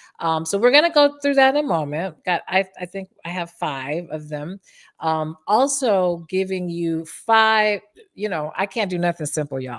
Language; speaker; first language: English; native; English